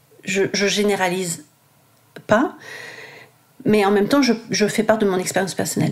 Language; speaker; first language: French; native; French